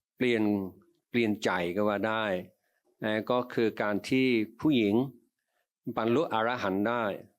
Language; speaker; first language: Thai; non-native, fluent; English